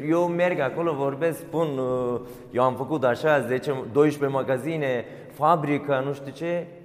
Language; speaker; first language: Romanian; non-native, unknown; Turkish